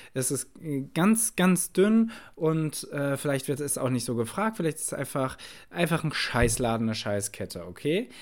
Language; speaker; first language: German; native; German